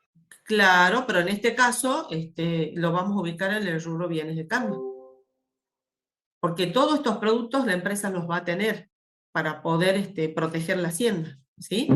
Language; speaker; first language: Spanish; native; Spanish